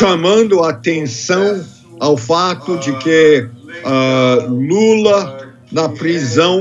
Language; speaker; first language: Portuguese; non-native, fluent; English